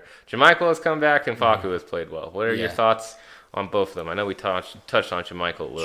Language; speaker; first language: English; native; English